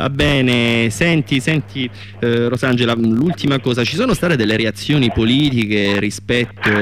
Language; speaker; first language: Italian; native; Italian